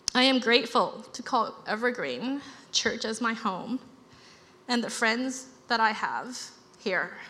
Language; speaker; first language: English; early bilingual, other home language; Khmer